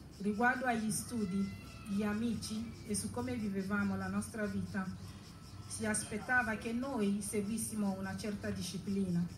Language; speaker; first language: Italian; non-native, fluent; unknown